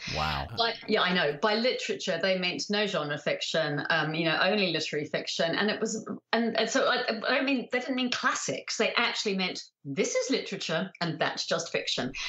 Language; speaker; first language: English; native; English